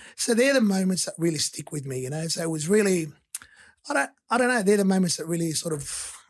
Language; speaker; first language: English; early bilingual, other home language; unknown